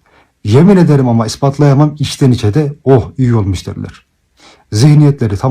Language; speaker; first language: Turkish; native; Turkish